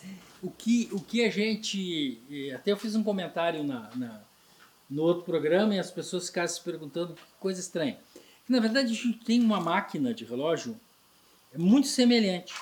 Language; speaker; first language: Portuguese; native; Portuguese